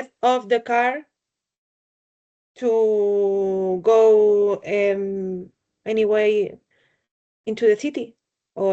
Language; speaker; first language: English; non-native, learner; Spanish